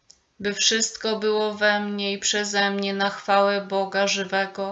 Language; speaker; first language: Polish; native; Polish